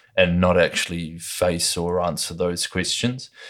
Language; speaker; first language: English; native; English